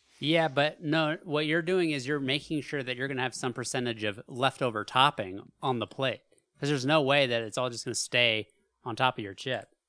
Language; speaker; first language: English; native; English